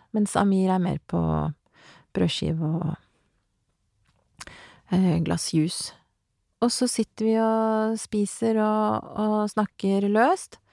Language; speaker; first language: Norwegian; native; Norwegian